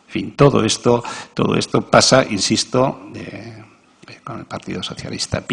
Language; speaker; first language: Spanish; native; Spanish